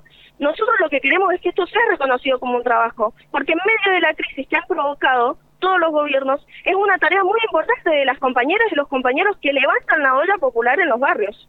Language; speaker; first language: Spanish; native; Spanish